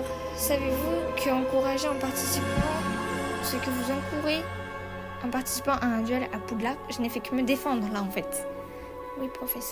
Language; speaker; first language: French; native; French